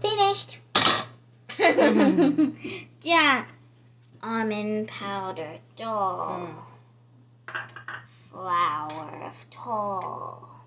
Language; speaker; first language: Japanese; early bilingual, heritage; Japanese